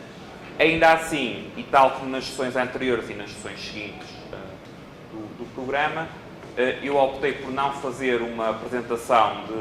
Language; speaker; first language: Portuguese; native; Portuguese